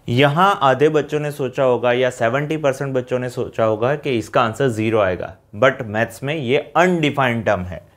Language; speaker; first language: Hindi; non-native, local second language; Gujarati